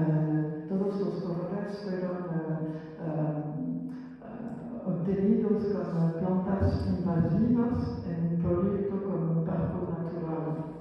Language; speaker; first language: Spanish; non-native, fluent; French